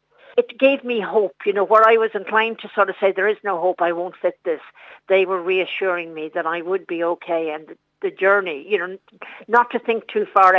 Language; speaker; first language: English; native; English